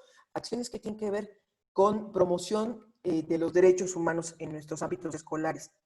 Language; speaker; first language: Spanish; native; Spanish